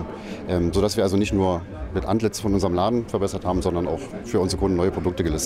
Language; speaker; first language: German; native; German